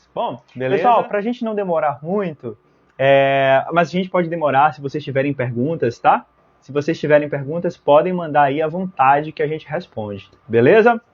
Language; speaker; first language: Portuguese; native; Portuguese